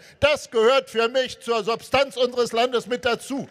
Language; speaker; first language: German; native; German